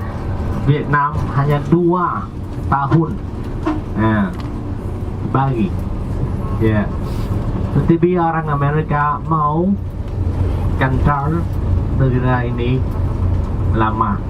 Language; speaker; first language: Indonesian; non-native, learner; Vietnamese